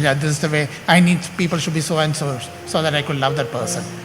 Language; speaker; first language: English; non-native, local second language; Malayalam